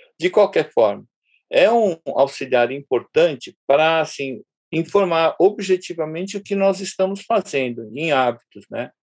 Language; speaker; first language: Portuguese; early bilingual, other home language; Japanese